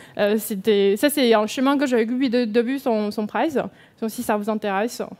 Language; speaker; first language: French; non-native, fluent; Chinese